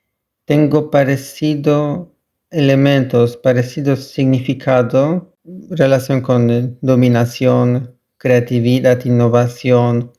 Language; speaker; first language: Spanish; non-native, learner; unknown